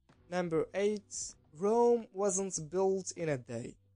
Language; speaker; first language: English; non-native, fluent; Arabic